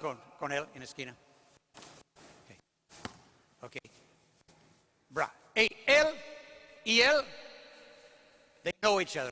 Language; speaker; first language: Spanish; non-native, learner; English